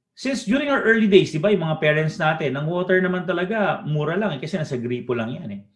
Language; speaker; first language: Filipino; native; Filipino